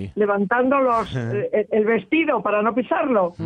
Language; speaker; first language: Spanish; native; Spanish